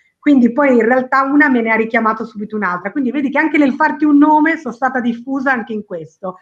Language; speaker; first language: Italian; early bilingual, other home language; Spanish